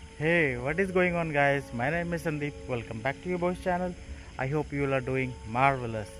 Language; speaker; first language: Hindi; native; Hindi